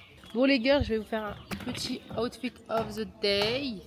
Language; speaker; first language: French; native; French